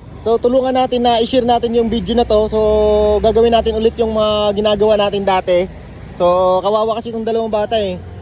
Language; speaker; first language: Filipino; native; Filipino